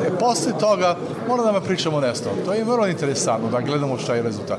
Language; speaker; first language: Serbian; non-native, learner; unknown